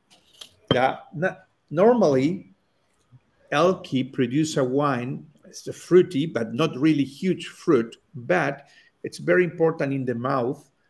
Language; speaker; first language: English; non-native, learner; Spanish